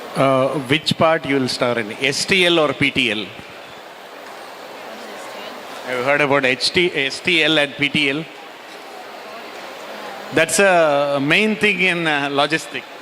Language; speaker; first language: English; non-native, local second language; Kannada